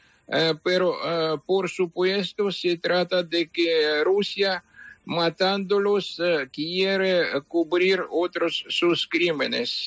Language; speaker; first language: Spanish; non-native, fluent; Ukrainian